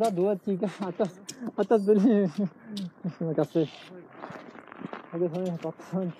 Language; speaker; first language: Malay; non-native, learner; English